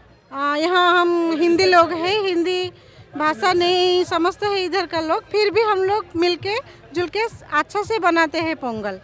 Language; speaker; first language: Hindi; non-native, local second language; Odia